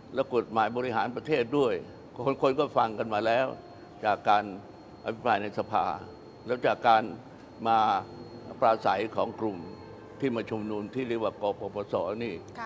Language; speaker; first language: Thai; native; Thai